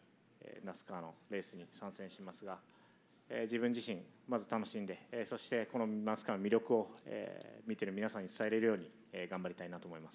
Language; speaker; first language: Japanese; native; Japanese